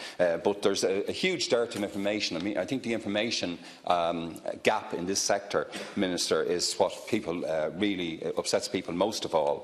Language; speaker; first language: English; native; English